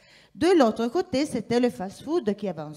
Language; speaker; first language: French; non-native, fluent; Italian